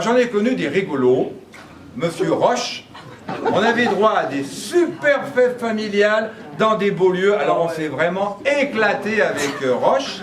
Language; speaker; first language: French; native; French